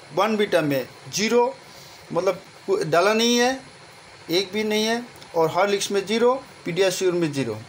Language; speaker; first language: Hindi; non-native, local second language; Assamese